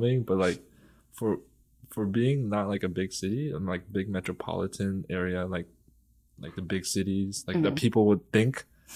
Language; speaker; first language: English; early bilingual, other home language; Vietnamese